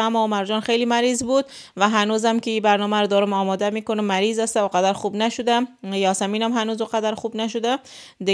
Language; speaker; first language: Persian; native; Persian